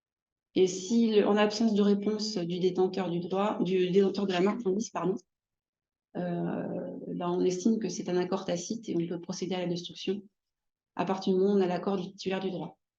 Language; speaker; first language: French; native; French